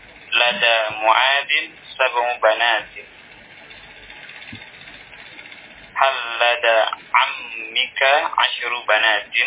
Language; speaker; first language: Arabic; non-native, learner; Indonesian